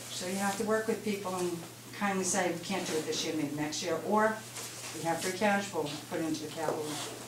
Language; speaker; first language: English; native; English